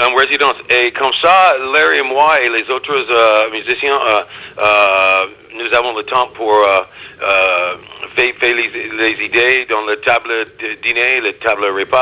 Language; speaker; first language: French; non-native, learner; English